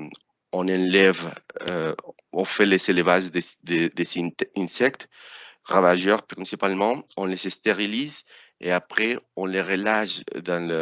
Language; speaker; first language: French; non-native, fluent; Spanish